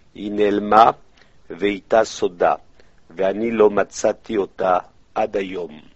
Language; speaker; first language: Hebrew; non-native, fluent; French